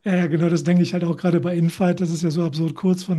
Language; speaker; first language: German; native; German